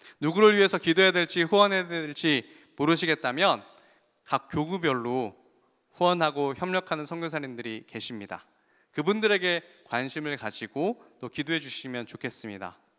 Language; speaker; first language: Korean; native; Korean